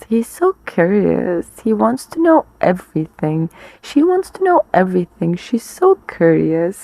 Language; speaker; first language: English; non-native, fluent; Turkish